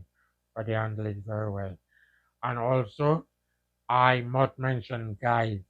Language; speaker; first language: English; native; English